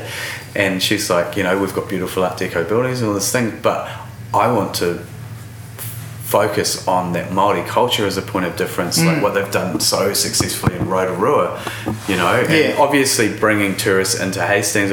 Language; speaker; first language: English; native; English